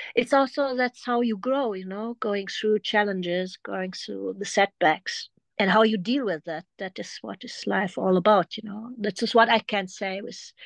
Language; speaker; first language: English; non-native, fluent; German